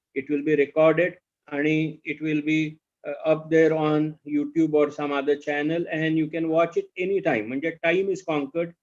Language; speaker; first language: English; non-native, local second language; Marathi